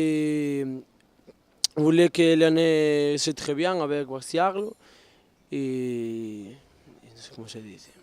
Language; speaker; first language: French; non-native, learner; Spanish